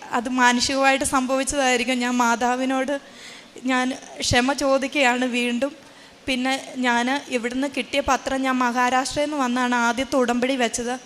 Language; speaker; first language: Malayalam; native; Malayalam